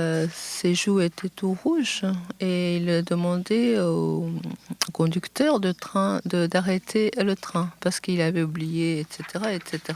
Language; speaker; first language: French; non-native, fluent; Japanese